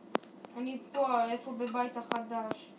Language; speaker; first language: Hebrew; early bilingual, other home language; Russian